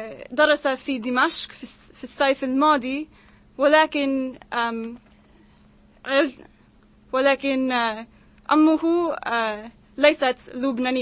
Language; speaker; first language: Arabic; non-native, fluent; English